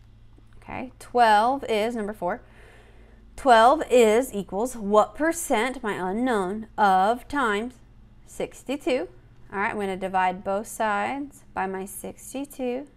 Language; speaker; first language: English; native; English